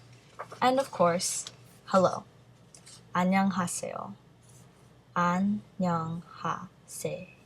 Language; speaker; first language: Korean; early bilingual, heritage; Korean